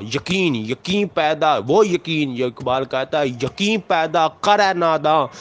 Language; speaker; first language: Urdu; non-native, local second language; Punjabi